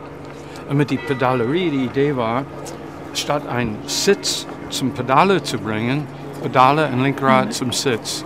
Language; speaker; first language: German; non-native, fluent; English